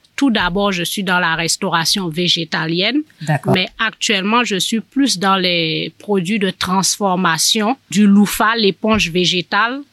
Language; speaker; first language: French; native; French